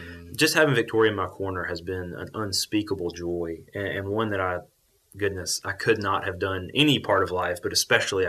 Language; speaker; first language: English; native; English